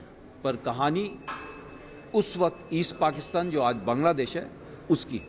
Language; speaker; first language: Hindi; native; Hindi